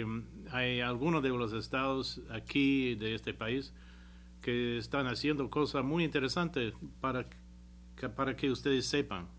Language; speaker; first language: Spanish; non-native, fluent; English